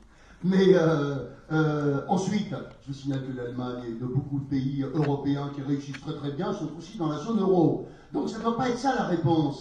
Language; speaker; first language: French; native; French